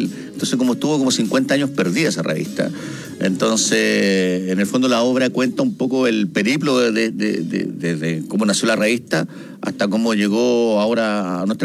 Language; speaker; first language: Spanish; native; Spanish